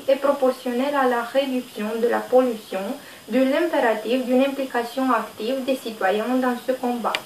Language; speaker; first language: French; non-native, learner; Romanian